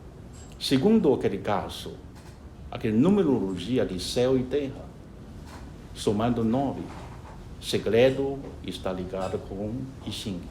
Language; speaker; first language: Portuguese; non-native, fluent; Chinese